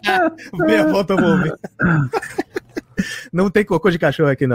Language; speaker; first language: Portuguese; native; Portuguese